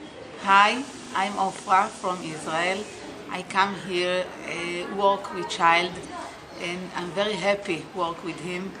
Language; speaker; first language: English; non-native, learner; Hebrew